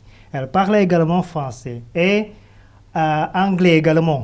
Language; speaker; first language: French; non-native, fluent; Indonesian